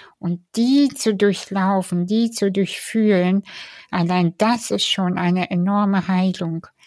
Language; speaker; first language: German; early bilingual, other home language; Russian